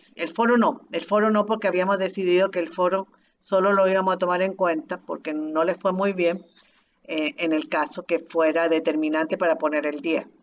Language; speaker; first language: Spanish; native; Spanish